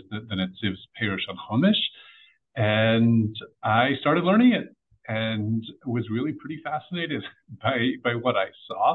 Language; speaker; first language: English; native; English